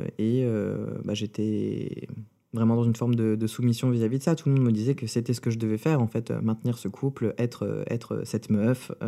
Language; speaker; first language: French; early bilingual, other home language; Russian